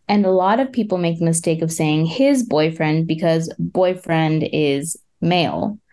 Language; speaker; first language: English; native; English